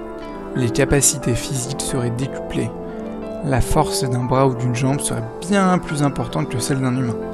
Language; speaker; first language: French; native; French